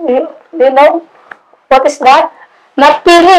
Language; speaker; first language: English; non-native, learner; Indonesian